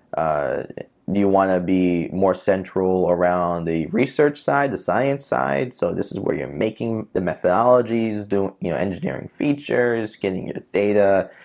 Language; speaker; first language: English; native; English